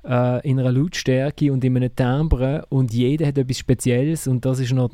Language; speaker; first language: German; native; German